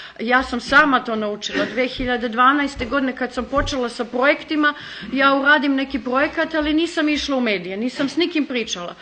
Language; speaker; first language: Bosnian; early bilingual, heritage; Bosnian